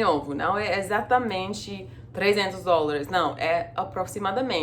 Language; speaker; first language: Portuguese; non-native, fluent; English